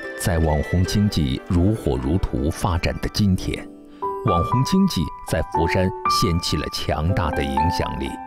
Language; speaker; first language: Chinese; native; Chinese